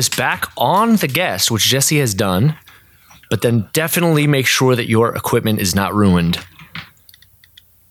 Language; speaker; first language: English; native; English